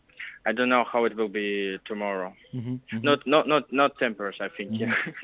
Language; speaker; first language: English; non-native, learner; Russian